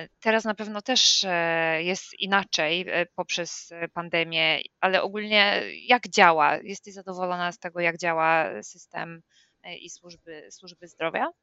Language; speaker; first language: Polish; native; Polish